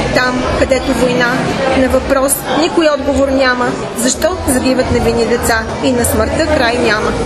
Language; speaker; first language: Bulgarian; native; Bulgarian